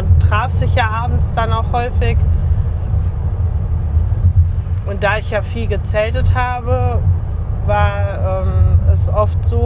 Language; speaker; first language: German; native; German